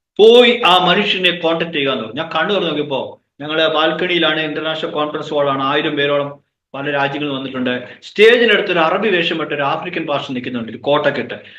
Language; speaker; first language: Malayalam; native; Malayalam